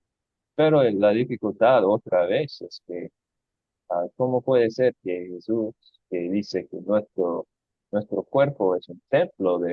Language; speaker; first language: Spanish; non-native, fluent; English